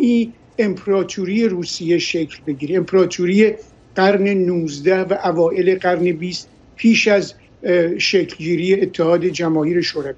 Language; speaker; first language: Persian; native; Persian